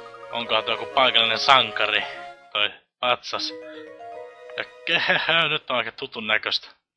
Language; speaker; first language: Finnish; native; Finnish